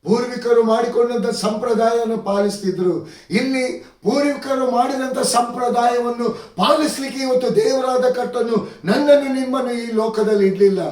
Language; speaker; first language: Kannada; native; Kannada